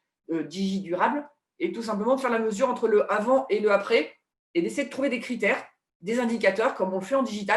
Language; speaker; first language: French; native; French